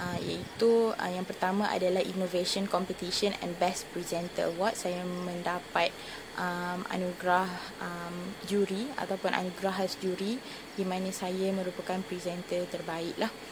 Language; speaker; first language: Malay; native; Malay